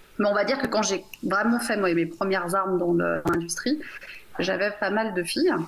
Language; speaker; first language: French; native; French